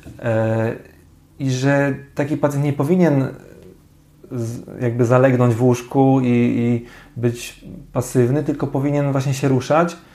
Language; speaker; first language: Polish; native; Polish